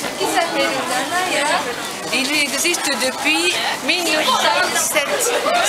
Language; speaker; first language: French; non-native, learner; Japanese